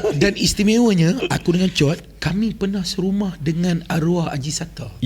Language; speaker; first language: Malay; native; Malay